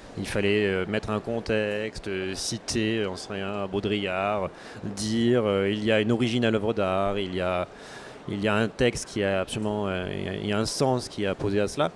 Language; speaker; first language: French; native; French